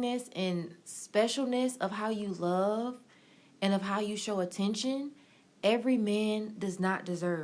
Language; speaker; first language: English; native; English